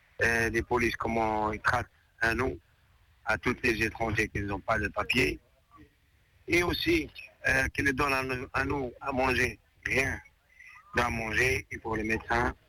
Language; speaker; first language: French; non-native, fluent; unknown